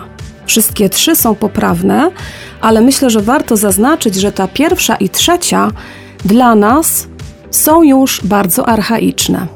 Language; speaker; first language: Polish; native; Polish